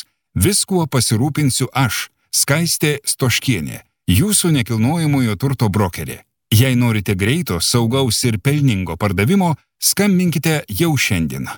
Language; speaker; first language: Lithuanian; native; Lithuanian